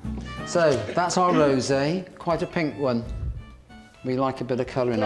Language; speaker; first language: English; native; English